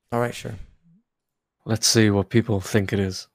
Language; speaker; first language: English; native; English